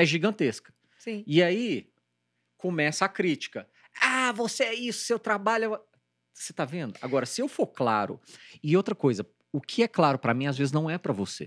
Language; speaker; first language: Portuguese; native; Portuguese